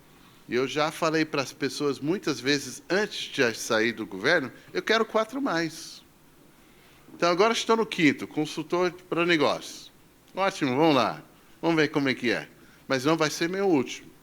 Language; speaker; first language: Portuguese; non-native, fluent; English